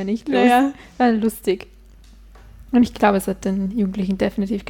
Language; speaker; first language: German; native; German